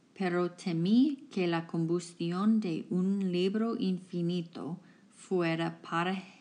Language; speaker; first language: Spanish; non-native, learner; English